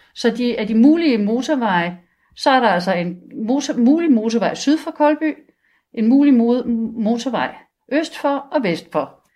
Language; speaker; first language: Danish; native; Danish